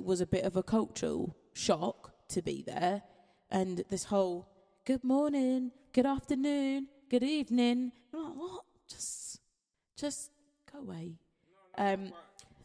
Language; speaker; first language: English; native; English